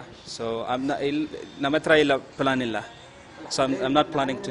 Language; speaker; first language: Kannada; non-native, learner; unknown